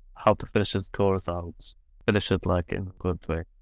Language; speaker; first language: English; non-native, fluent; Arabic